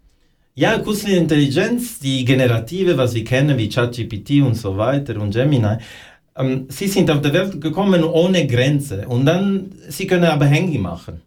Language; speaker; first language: German; non-native, fluent; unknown